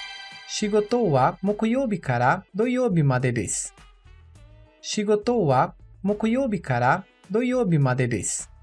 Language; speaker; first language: Japanese; non-native, learner; Portuguese